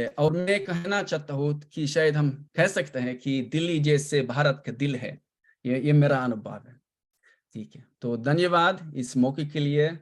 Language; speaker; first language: Hindi; non-native, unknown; Swedish